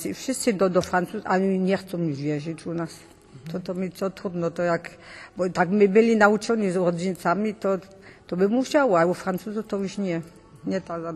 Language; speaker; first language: Polish; early bilingual, heritage; Polish